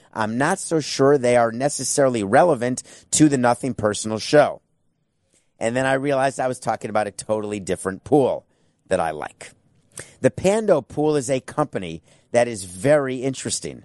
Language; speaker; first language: English; native; English